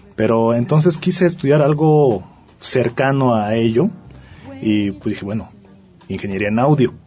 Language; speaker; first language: Spanish; early bilingual, other home language; Japanese